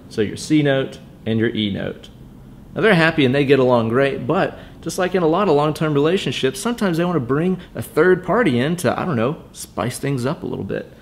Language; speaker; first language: English; native; English